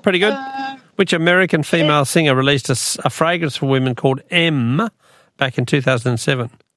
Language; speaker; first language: English; native; English